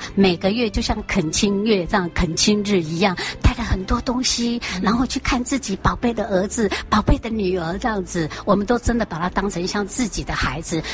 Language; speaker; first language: Chinese; native; Chinese